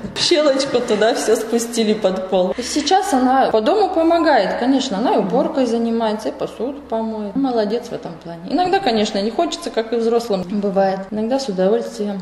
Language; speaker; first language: Russian; native; Russian